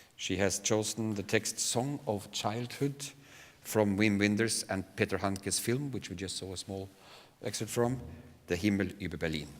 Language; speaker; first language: English; non-native, fluent; Norwegian